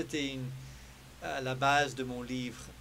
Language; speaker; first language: French; early bilingual, heritage; French